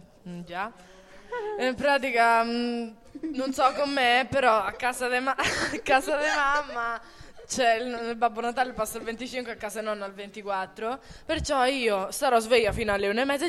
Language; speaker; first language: Italian; native; Italian